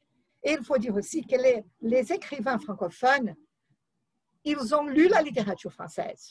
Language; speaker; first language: French; non-native, fluent; Portuguese